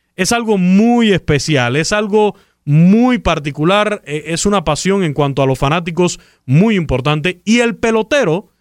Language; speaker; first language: Spanish; native; Spanish